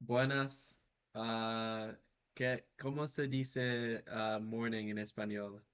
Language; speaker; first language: Spanish; non-native, learner; English